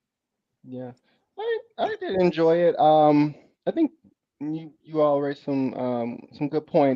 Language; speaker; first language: English; native; English